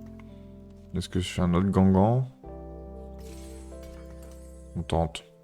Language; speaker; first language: French; native; French